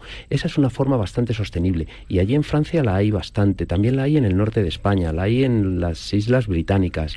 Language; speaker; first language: Spanish; native; Spanish